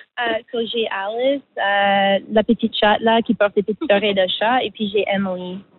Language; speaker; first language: French; non-native, local second language; English